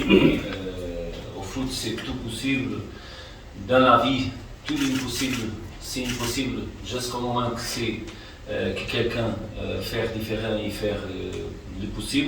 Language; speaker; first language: French; non-native, fluent; Portuguese